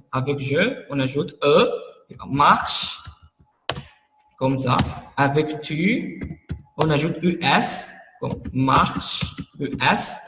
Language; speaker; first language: French; non-native, fluent; Arabic